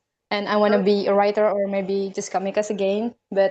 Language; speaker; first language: English; non-native, learner; Indonesian